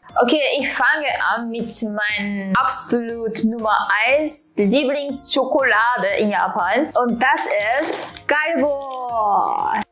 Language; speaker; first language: German; non-native, fluent; Japanese